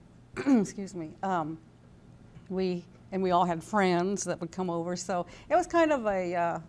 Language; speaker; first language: English; native; English